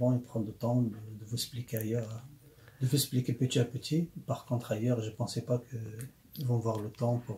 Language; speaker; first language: French; non-native, learner; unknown